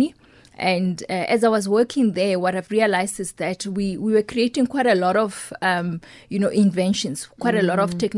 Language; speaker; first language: English; non-native, local second language; Northern Sotho